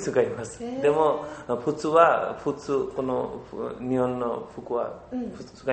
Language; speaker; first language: Japanese; non-native, learner; Bangla